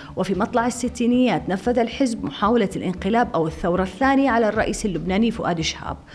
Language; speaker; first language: Arabic; native; Arabic